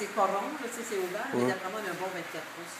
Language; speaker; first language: French; native; French